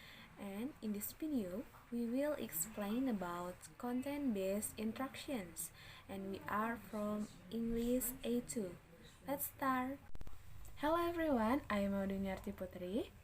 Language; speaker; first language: English; non-native, learner; Indonesian